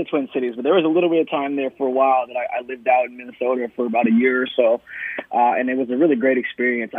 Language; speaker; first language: English; native; English